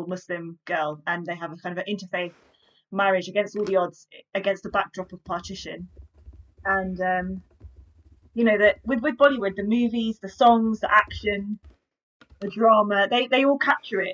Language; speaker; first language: English; native; English